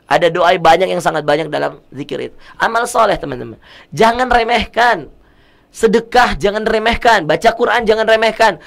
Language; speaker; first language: Indonesian; native; Indonesian